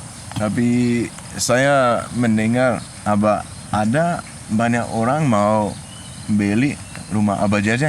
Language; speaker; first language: Indonesian; non-native, learner; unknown